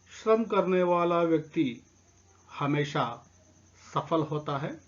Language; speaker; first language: Hindi; non-native, local second language; Telugu